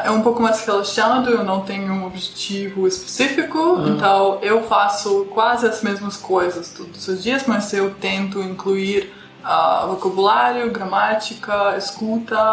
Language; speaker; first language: Portuguese; non-native, fluent; Russian